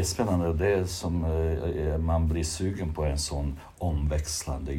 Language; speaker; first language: Swedish; non-native, fluent; Bosnian